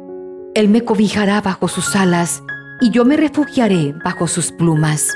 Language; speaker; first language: Spanish; native; Spanish